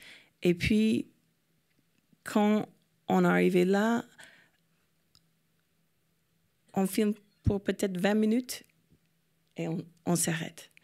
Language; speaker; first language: French; non-native, fluent; English